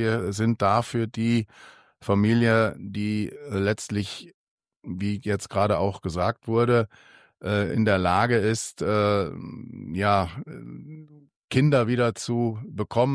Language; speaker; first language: German; native; German